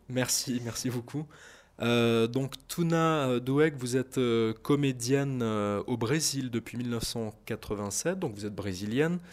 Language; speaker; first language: French; native; French